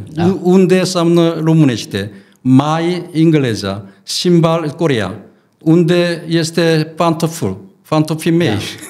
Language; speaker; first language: Romanian; non-native, learner; Korean